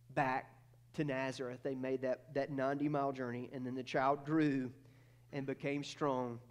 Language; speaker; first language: English; native; English